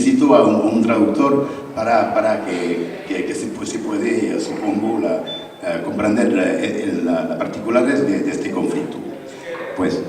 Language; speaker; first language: Spanish; non-native, learner; French